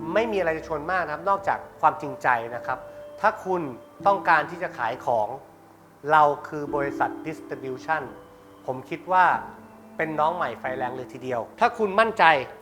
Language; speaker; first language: Thai; native; Thai